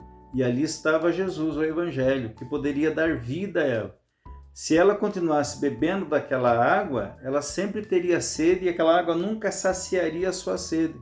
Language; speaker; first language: Portuguese; native; Portuguese